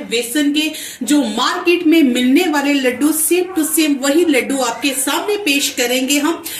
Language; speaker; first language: Hindi; non-native, local second language; Punjabi